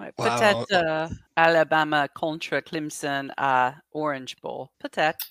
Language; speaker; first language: French; non-native, learner; English